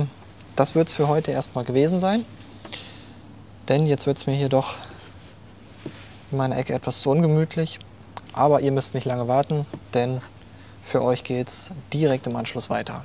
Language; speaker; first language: German; native; German